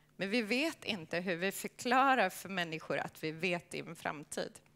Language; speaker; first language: Swedish; native; Swedish